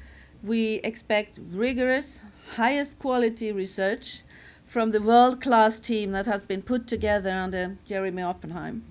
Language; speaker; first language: English; non-native, fluent; Swedish